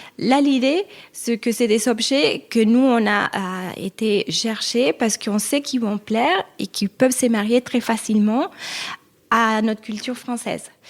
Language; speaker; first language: French; non-native, fluent; Spanish